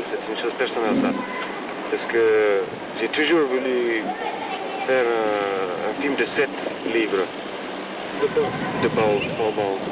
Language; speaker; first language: French; non-native, fluent; English